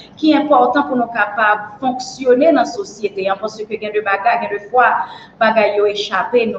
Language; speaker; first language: French; non-native, local second language; Haitian Creole